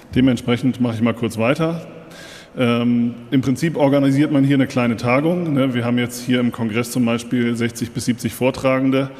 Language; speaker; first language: German; native; German